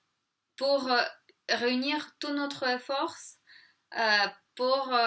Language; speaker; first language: French; non-native, fluent; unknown